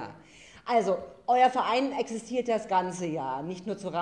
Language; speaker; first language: German; native; German